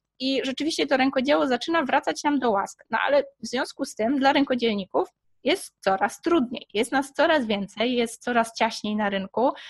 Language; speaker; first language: Polish; native; Polish